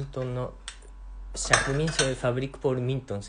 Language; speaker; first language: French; non-native, fluent; Japanese